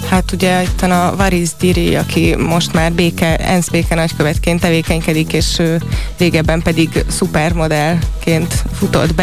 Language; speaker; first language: Hungarian; native; Hungarian